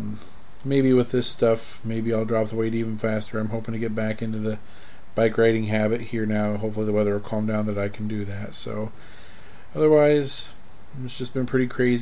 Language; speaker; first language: English; native; English